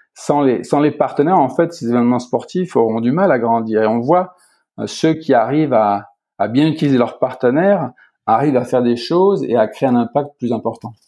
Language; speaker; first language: French; native; French